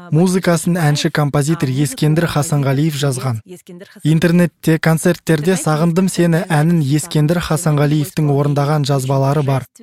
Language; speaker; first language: Kazakh; non-native, local second language; Russian